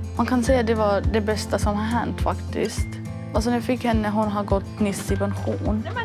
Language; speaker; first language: Swedish; non-native, fluent; Arabic